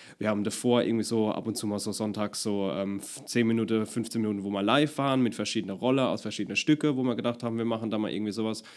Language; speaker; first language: German; native; German